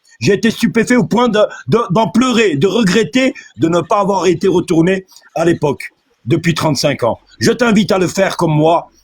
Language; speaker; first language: French; early bilingual, other home language; Arabic